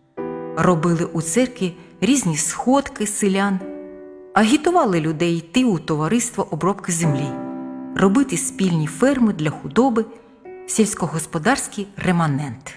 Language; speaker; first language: Ukrainian; native; Ukrainian